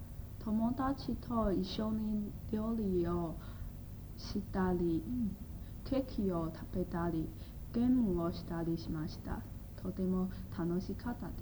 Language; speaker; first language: Japanese; non-native, learner; Chinese